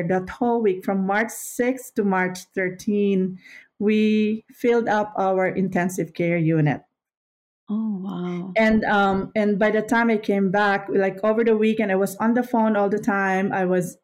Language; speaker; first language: English; non-native, local second language; Filipino